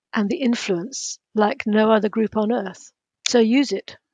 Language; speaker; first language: English; native; English